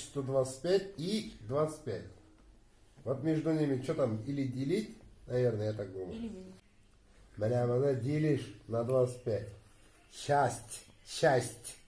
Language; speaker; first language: Russian; non-native, local second language; Tatar